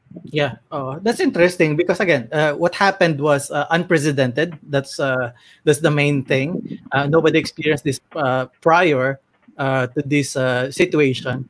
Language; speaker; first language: English; non-native, local second language; Filipino